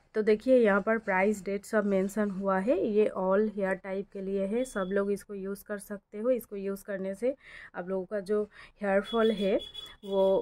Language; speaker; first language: Hindi; non-native, local second language; Bangla